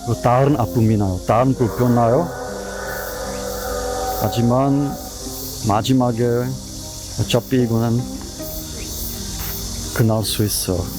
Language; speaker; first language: Korean; non-native, learner; Czech